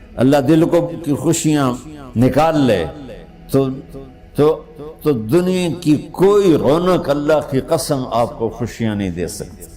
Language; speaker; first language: Urdu; non-native, local second language; Punjabi